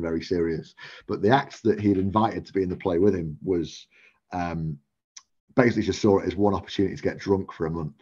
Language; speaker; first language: English; native; English